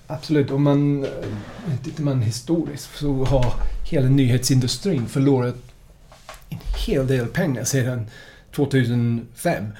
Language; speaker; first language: Swedish; non-native, fluent; English